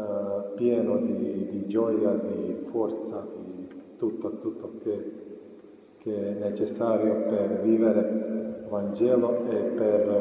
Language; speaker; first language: Italian; non-native, fluent; Croatian